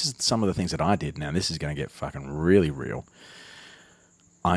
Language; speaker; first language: English; native; English